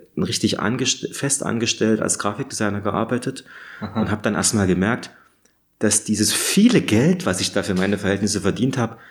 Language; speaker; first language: German; native; German